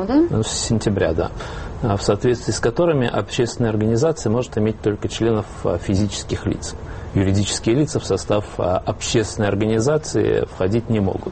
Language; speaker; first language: Russian; native; Russian